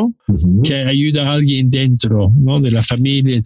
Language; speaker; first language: Spanish; non-native, learner; English